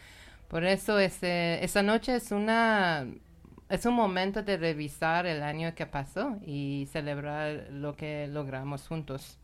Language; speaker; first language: Spanish; non-native, learner; Persian